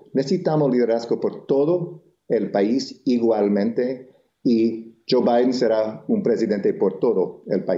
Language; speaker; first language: Spanish; non-native, local second language; English